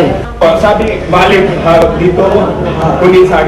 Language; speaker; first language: Filipino; non-native, learner; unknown